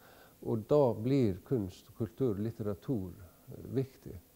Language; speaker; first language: Norwegian; non-native, fluent; Icelandic